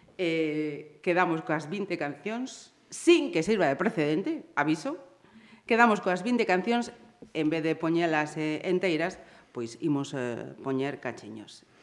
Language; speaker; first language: Galician; native; Galician